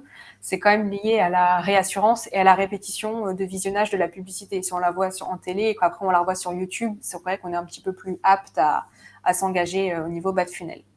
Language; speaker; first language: French; native; French